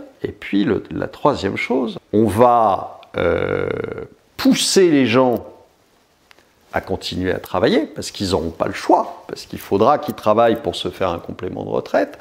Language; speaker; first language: French; native; French